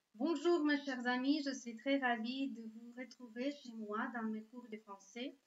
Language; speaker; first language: French; non-native, fluent; Russian